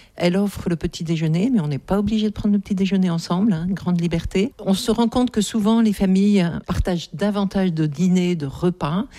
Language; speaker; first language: French; native; French